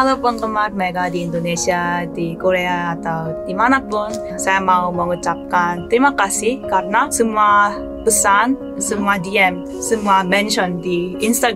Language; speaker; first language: Indonesian; non-native, fluent; Korean